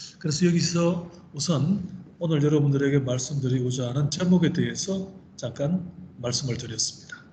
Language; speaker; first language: Korean; native; Korean